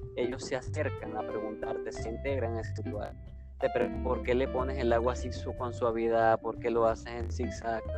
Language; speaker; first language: Spanish; native; Spanish